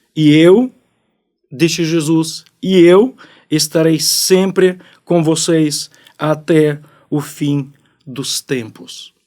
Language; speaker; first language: Portuguese; non-native, fluent; Ukrainian